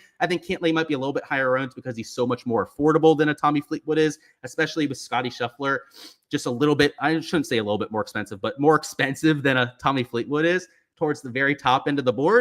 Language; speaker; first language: English; native; English